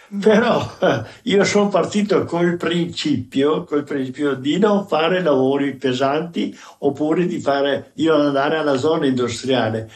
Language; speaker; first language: Italian; native; Italian